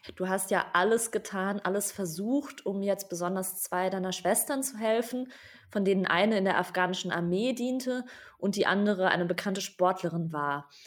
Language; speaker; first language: German; native; German